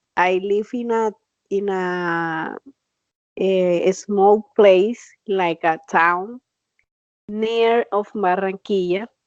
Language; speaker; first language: English; non-native, learner; Spanish